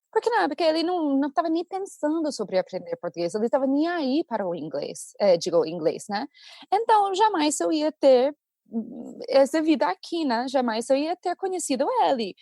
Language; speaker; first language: Portuguese; non-native, fluent; English